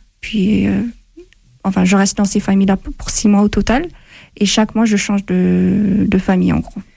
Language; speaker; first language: French; non-native, fluent; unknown